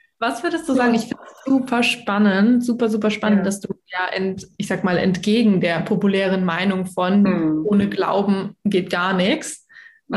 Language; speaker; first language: German; early bilingual, other home language; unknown